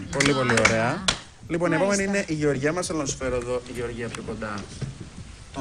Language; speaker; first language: Greek; native; Greek